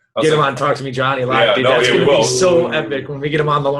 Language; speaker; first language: English; native; English